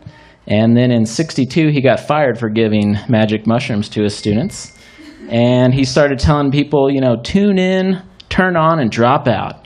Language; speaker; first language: English; native; English